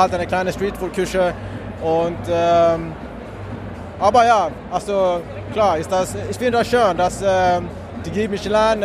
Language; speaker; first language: German; non-native, fluent; Swedish